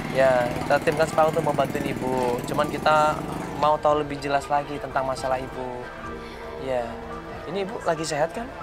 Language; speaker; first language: Indonesian; native; Indonesian